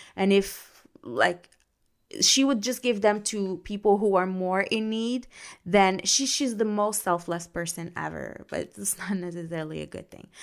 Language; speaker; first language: English; non-native, fluent; Arabic